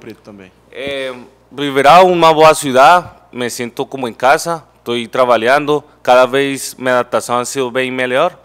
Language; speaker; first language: Portuguese; non-native, learner; Spanish